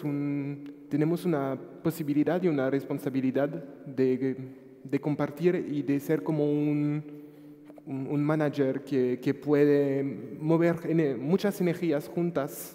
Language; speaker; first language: Spanish; non-native, fluent; French